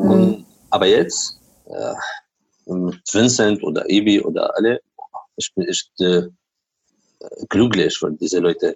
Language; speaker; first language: German; non-native, learner; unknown